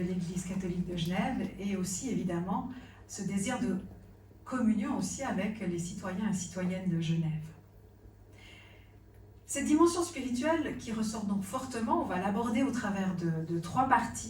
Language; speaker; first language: French; native; French